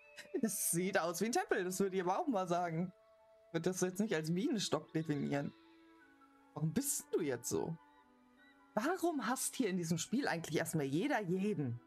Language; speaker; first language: German; native; German